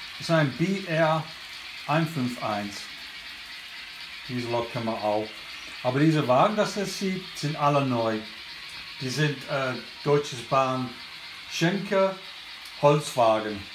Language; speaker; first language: German; non-native, learner; English